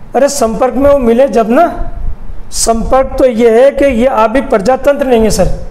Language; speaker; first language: Hindi; native; Hindi